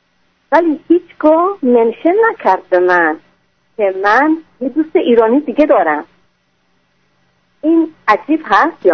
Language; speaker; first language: Persian; non-native, fluent; French